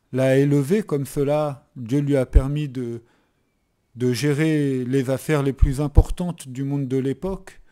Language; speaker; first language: French; native; French